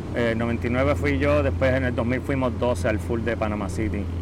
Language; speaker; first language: Spanish; native; Spanish